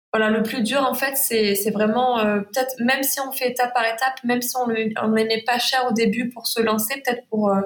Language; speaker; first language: French; native; French